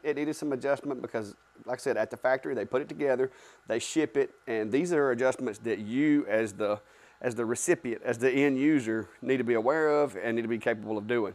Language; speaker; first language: English; native; English